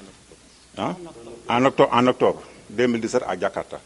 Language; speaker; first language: French; non-native, local second language; Wolof